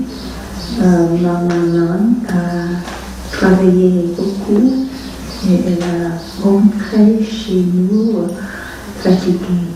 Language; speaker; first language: French; non-native, fluent; Vietnamese